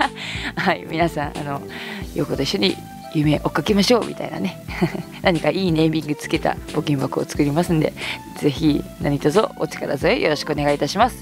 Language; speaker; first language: Japanese; native; Japanese